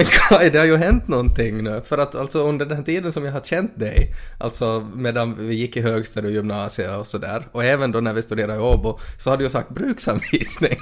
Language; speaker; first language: Swedish; native; Swedish